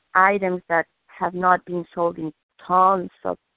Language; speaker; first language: English; non-native, fluent; Spanish